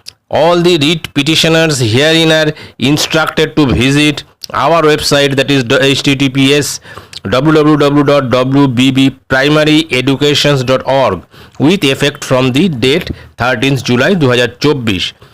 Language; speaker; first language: English; non-native, local second language; Bangla